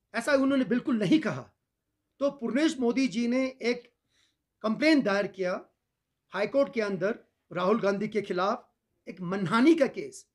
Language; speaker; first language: Hindi; non-native, local second language; Ladakhi